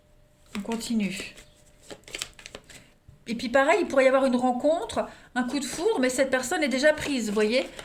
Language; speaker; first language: French; native; French